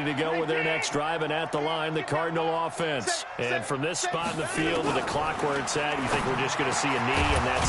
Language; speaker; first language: English; native; English